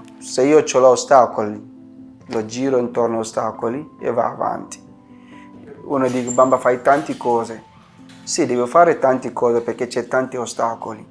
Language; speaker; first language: Italian; non-native, fluent; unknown